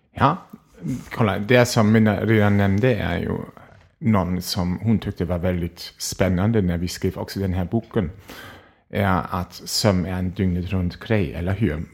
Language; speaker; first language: Swedish; non-native, fluent; German